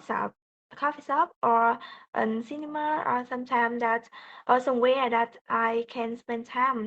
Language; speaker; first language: English; non-native, learner; Vietnamese